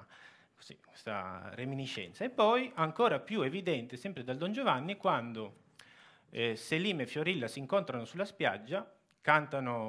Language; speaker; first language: Italian; native; Italian